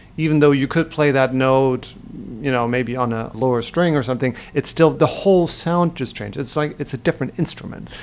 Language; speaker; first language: English; non-native, fluent; German